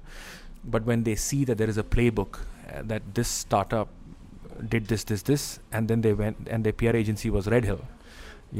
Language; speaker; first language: English; non-native, local second language; Malayalam